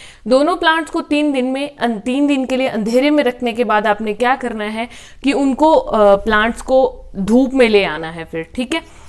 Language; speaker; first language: Hindi; native; Hindi